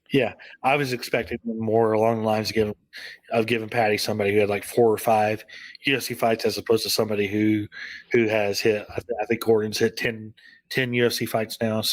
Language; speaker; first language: English; native; English